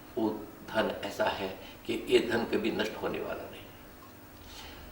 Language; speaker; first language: Hindi; non-native, local second language; Gujarati